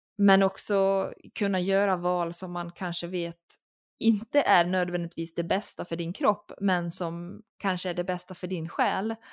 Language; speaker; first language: Swedish; native; Swedish